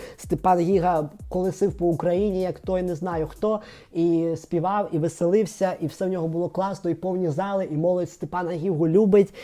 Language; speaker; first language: Ukrainian; native; Ukrainian